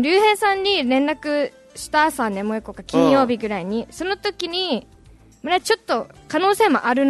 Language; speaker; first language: Japanese; native; Japanese